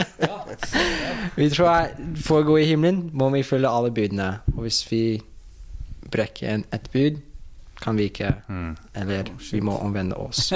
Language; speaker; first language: Norwegian; non-native, fluent; English